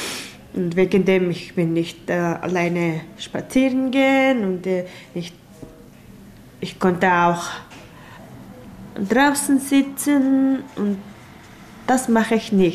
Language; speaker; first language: German; non-native, learner; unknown